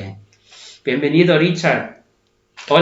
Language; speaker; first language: Spanish; non-native, fluent; Filipino